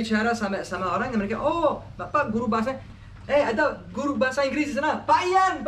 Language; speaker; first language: Indonesian; non-native, learner; English